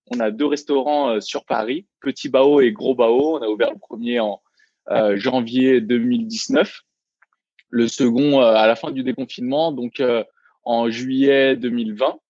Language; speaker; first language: French; early bilingual, other home language; Vietnamese